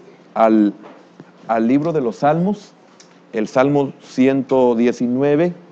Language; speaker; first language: Spanish; native; Spanish